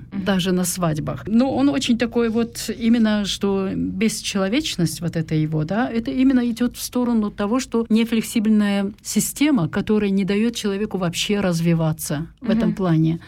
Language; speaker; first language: Russian; non-native, local second language; Kazakh